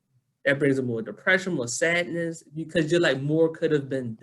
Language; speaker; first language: English; native; English